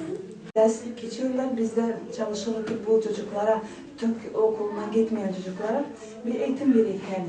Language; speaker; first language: Turkish; non-native, learner; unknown